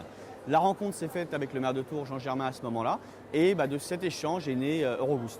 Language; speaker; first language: French; native; French